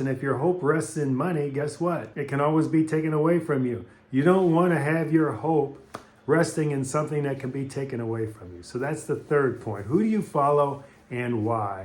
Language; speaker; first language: English; native; English